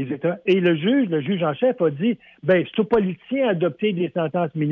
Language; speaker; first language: French; native; French